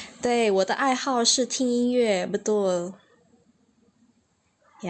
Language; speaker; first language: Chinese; early bilingual, heritage; Chinese